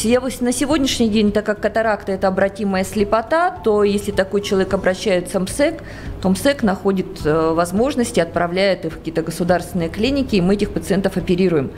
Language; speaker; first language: Russian; native; Russian